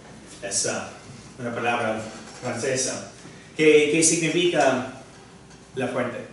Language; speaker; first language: Spanish; non-native, fluent; English